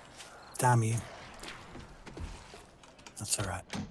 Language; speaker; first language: English; native; English